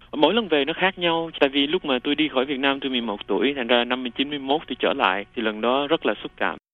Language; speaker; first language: Vietnamese; native; Vietnamese